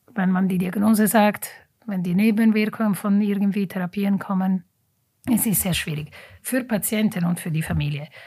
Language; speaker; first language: German; non-native, fluent; Italian